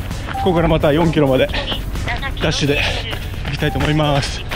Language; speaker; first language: Japanese; native; Japanese